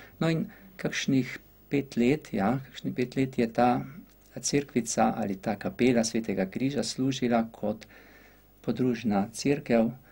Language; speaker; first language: Slovenian; native; Slovenian